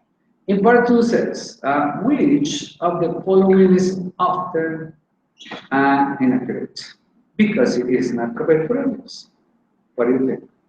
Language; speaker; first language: English; non-native, fluent; Spanish